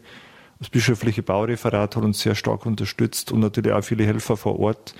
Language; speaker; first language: German; native; German